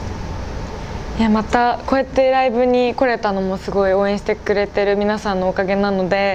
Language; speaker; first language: Japanese; native; Japanese